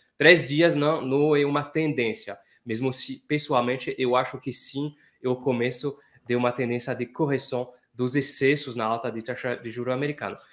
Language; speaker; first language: Portuguese; non-native, fluent; French